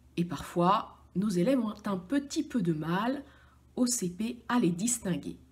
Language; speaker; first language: French; native; French